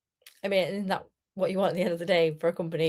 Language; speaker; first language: English; native; English